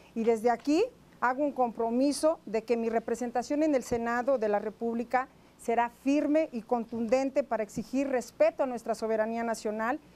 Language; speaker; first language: Spanish; native; Spanish